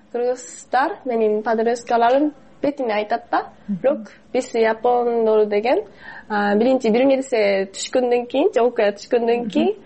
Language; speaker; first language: Kyrgyz; non-native, fluent; Japanese